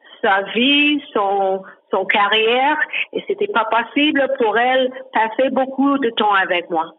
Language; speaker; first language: French; non-native, learner; English